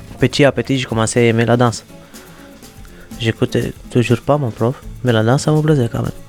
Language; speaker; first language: French; non-native, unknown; Romanian